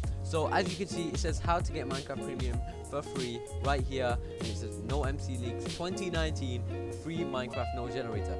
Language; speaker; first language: English; native; English